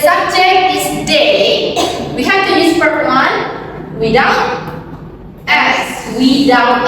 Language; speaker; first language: English; non-native, learner; Indonesian